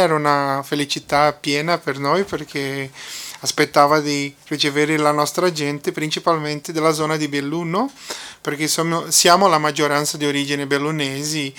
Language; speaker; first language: Italian; non-native, fluent; Portuguese